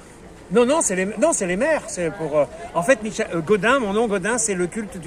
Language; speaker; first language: French; native; French